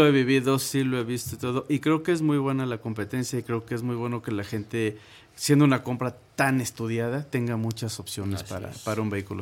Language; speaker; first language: Spanish; native; Spanish